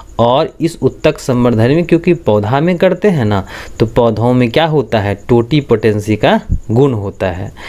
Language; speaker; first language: Hindi; native; Hindi